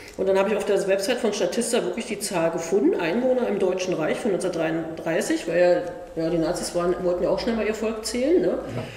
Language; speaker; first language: German; native; German